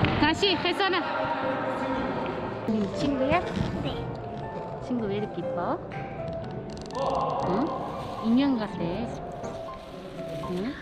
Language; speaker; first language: Korean; non-native, fluent; Uzbek